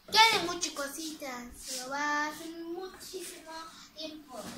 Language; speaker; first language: Spanish; early bilingual, other home language; English